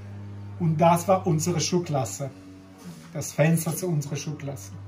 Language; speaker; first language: German; non-native, fluent; Italian